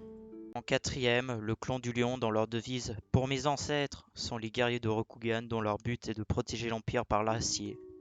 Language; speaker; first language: French; native; French